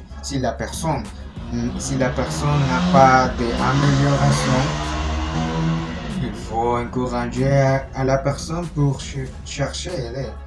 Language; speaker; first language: French; non-native, learner; Spanish